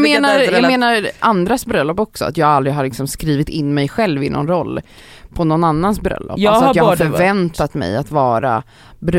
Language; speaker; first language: Swedish; native; Swedish